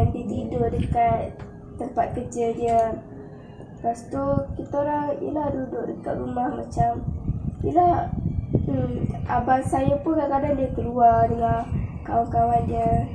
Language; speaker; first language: Malay; native; Malay